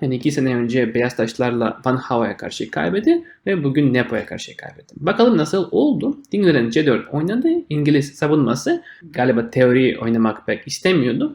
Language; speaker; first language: Turkish; non-native, fluent; Russian